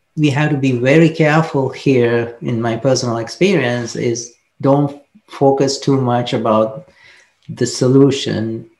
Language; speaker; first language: English; non-native, local second language; Sinhala